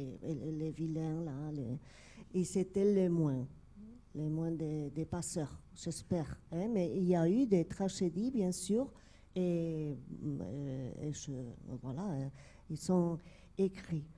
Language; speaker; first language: French; non-native, fluent; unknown